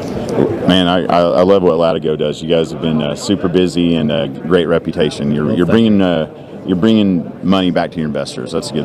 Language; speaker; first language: English; native; English